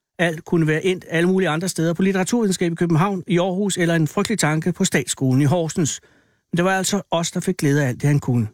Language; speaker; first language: Danish; native; Danish